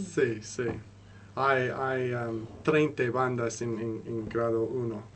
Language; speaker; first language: Spanish; non-native, learner; English